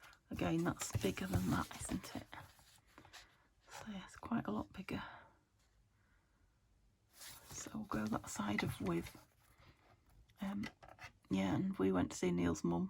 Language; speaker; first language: English; native; English